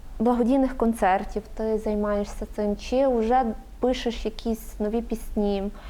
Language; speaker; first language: Ukrainian; native; Ukrainian